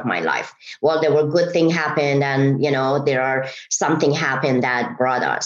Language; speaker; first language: English; non-native, fluent; Persian